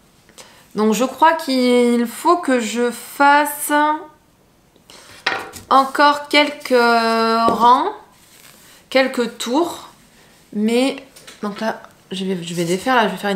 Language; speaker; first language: French; native; French